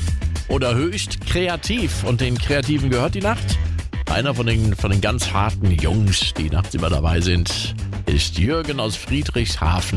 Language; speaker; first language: German; native; German